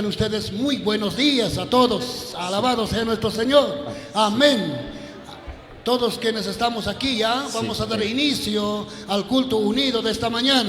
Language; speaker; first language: Spanish; native; Spanish